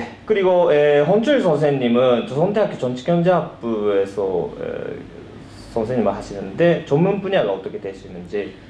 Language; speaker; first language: Korean; early bilingual, heritage; Korean